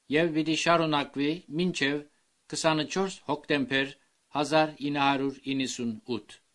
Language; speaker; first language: Armenian; early bilingual, heritage; Armenian